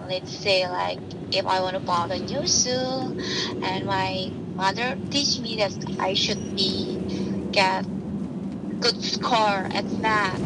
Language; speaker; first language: English; non-native, learner; Indonesian